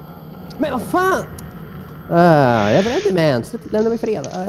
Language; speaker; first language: Swedish; native; Swedish